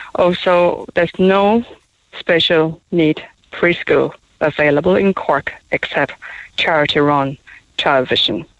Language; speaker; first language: English; non-native, fluent; Chinese